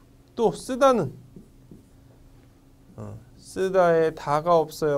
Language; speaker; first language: Korean; non-native, fluent; Vietnamese